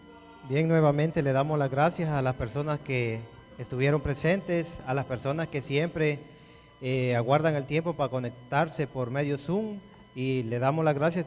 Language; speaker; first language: Spanish; native; Spanish